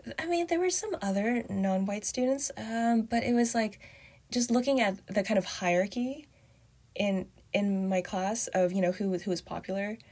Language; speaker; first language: English; early bilingual, other home language; Chinese